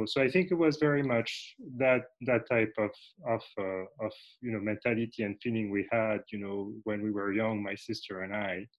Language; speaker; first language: English; non-native, fluent; French